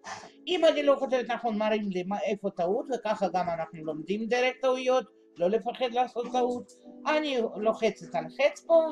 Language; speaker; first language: Hebrew; non-native, fluent; Russian